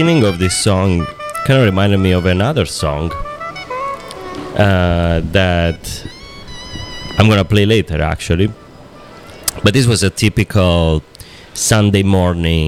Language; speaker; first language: English; non-native, fluent; Italian